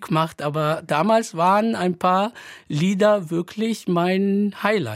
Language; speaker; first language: German; non-native, fluent; Arabic